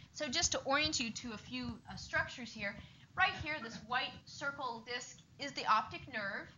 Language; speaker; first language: English; native; English